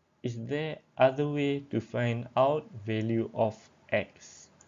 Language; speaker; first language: English; non-native, local second language; Malay